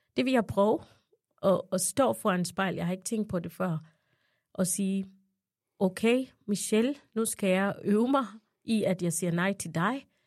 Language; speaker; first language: Danish; non-native, fluent; Ganda